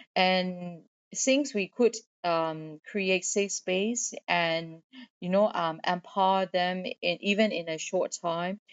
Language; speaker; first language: English; non-native, fluent; Burmese